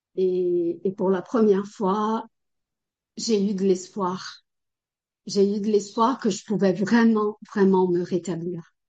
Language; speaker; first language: French; non-native, fluent; Portuguese